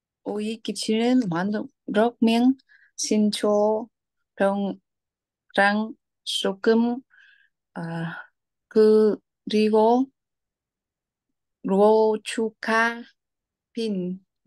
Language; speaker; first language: Korean; non-native, learner; Vietnamese